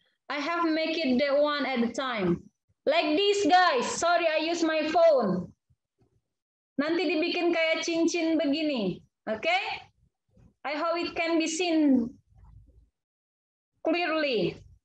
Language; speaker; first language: English; non-native, fluent; Indonesian